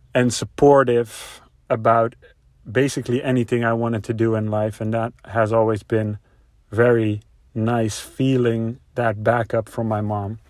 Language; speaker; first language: English; non-native, fluent; Dutch